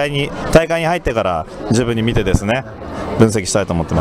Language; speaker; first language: Japanese; native; Japanese